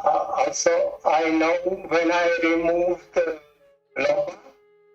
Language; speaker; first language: English; non-native, learner; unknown